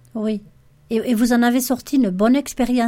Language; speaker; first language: French; native; French